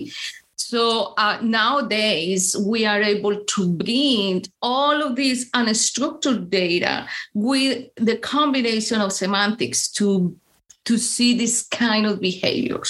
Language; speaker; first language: English; non-native, fluent; Spanish